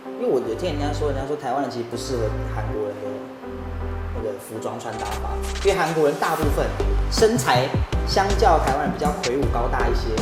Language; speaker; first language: Chinese; native; Chinese